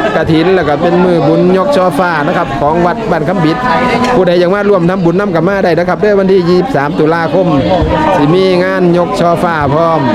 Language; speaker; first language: Thai; native; Thai